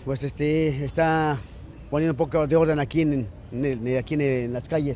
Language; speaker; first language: Spanish; native; Spanish